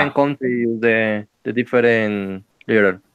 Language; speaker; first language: English; non-native, learner; Spanish